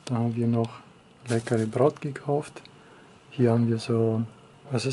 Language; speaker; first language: German; non-native, fluent; Russian